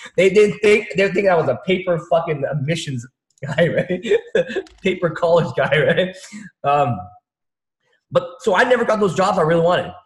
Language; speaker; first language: English; early bilingual, other home language; Vietnamese